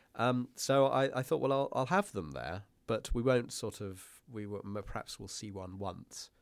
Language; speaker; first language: English; native; English